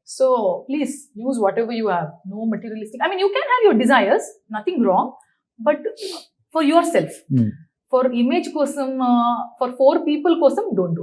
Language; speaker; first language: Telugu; non-native, learner; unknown